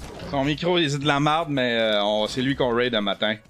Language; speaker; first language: French; native; French